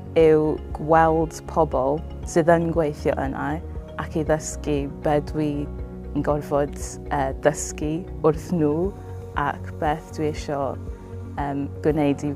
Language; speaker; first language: Welsh; non-native, learner; English